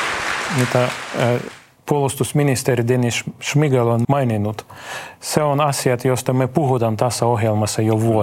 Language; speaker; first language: Finnish; non-native, fluent; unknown